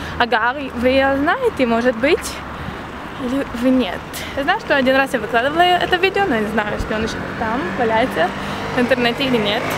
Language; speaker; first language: Russian; early bilingual, heritage; Russian